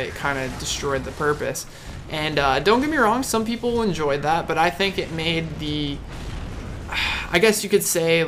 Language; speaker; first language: English; native; English